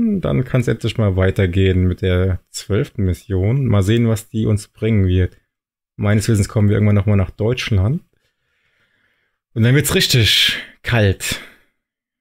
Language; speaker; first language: German; native; German